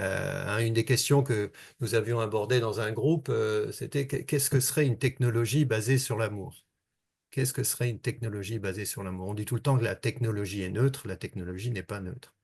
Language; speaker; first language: French; native; French